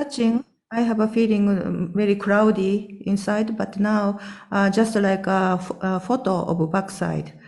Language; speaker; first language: English; non-native, learner; Japanese